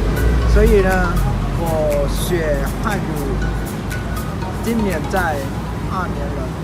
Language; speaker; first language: Chinese; non-native, learner; Lao